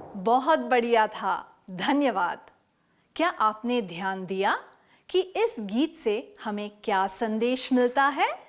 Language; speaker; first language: Hindi; native; Hindi